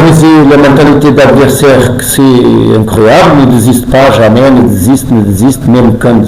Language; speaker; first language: French; non-native, learner; Portuguese